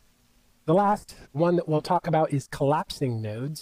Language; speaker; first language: English; native; English